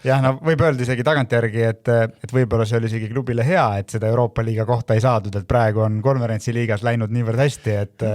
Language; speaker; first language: Estonian; native; Estonian